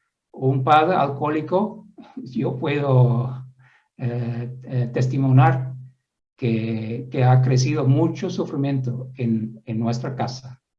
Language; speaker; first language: Spanish; non-native, fluent; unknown